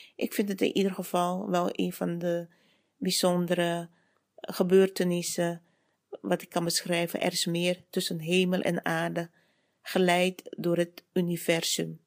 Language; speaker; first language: Dutch; native; Dutch